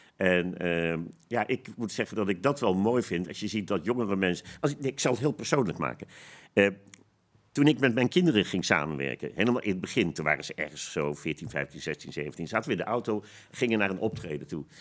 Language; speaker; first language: Dutch; native; Dutch